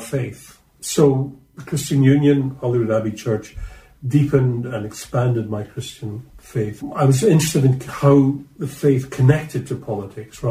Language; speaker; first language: English; native; English